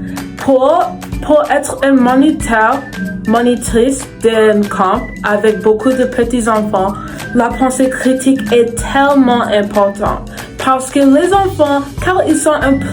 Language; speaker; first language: French; non-native, learner; English